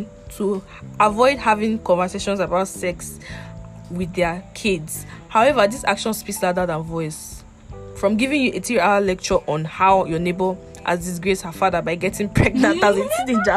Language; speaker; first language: English; non-native, local second language; Igbo